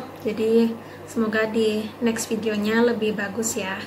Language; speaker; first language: Indonesian; non-native, fluent; Japanese